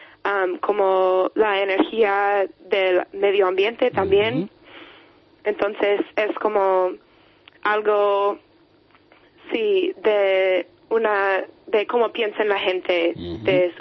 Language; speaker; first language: Spanish; non-native, fluent; English